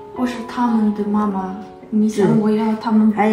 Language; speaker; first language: Chinese; non-native, learner; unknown